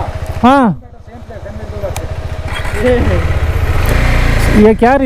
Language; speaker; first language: Hindi; non-native, local second language; Kannada